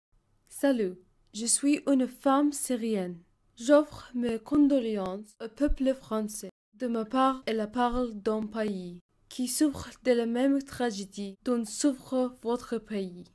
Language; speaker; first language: French; non-native, learner; Arabic